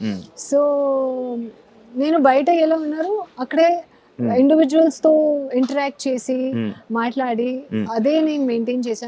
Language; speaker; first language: Telugu; non-native, learner; Hindi